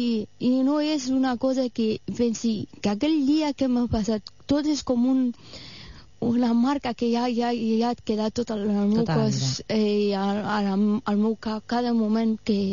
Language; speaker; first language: Catalan; non-native, fluent; Persian